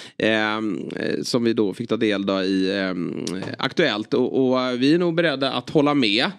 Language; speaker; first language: Swedish; native; Swedish